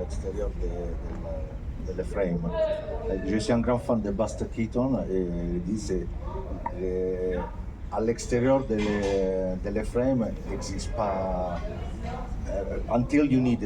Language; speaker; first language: French; non-native, fluent; Italian